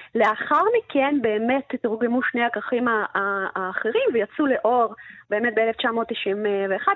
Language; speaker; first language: Hebrew; early bilingual, other home language; Russian